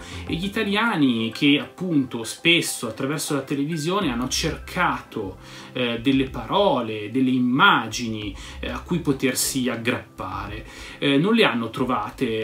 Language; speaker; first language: Italian; native; Italian